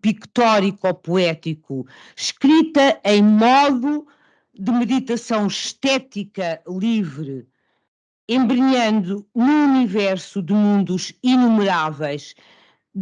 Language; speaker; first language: Portuguese; native; Portuguese